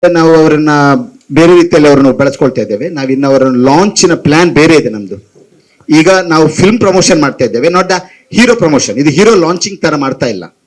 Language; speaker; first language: Kannada; non-native, local second language; Tulu